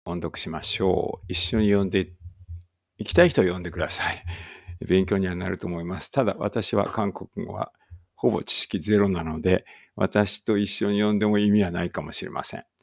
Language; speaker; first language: Japanese; native; Japanese